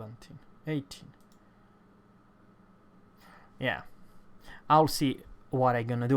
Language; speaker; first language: English; non-native, fluent; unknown